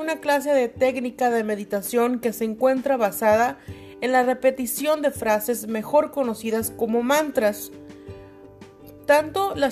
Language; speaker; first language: Spanish; native; Spanish